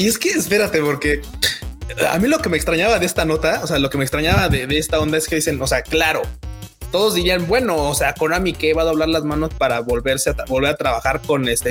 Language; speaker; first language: Spanish; native; Spanish